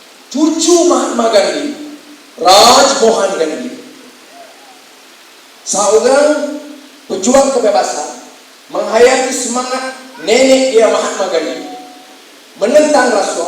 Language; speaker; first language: Malay; native; Malay